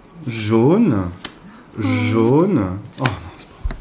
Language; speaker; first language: French; native; French